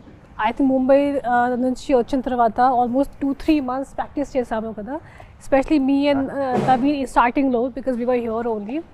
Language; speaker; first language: Telugu; non-native, fluent; Hindi